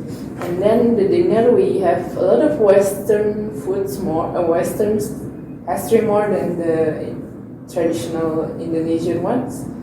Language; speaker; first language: English; non-native, learner; Indonesian